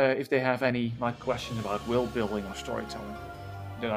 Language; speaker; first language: English; non-native, fluent; Dutch